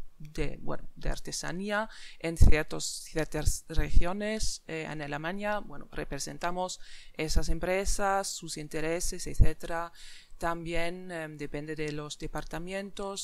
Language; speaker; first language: Spanish; non-native, fluent; German